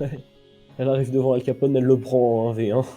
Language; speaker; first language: French; native; French